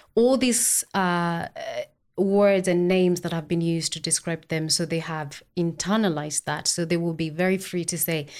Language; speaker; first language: English; non-native, local second language; Kikuyu